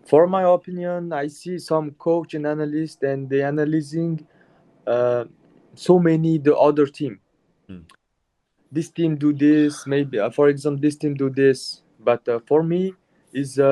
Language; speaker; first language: English; non-native, learner; Mongolian